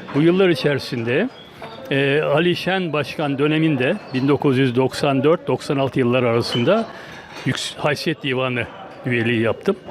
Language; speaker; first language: Turkish; native; Turkish